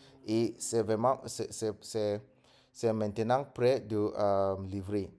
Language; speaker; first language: French; non-native, fluent; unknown